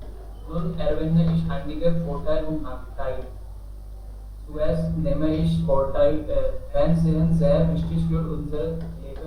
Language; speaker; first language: German; non-native, learner; Hindi